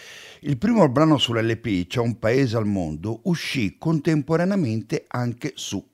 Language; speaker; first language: Italian; native; Italian